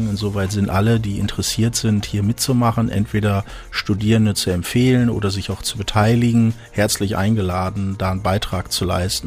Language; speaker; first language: German; native; German